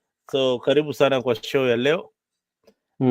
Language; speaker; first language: Swahili; non-native, local second language; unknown